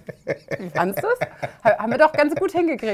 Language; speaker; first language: German; native; German